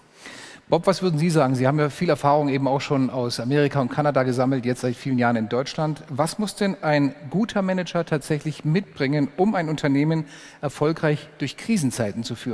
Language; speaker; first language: German; native; German